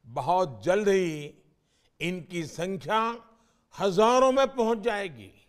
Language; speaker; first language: Hindi; non-native, local second language; Gujarati